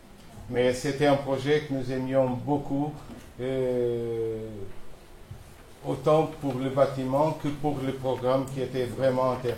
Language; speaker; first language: French; non-native, fluent; Portuguese